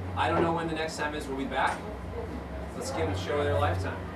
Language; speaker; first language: English; native; English